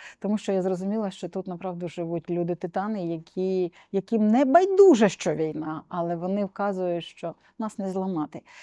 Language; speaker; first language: Ukrainian; native; Ukrainian